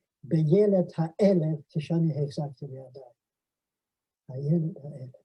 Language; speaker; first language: Hebrew; non-native, fluent; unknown